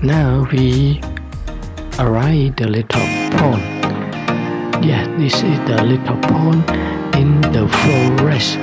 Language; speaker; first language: English; non-native, learner; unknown